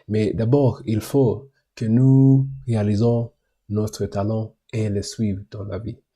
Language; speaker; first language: French; non-native, learner; English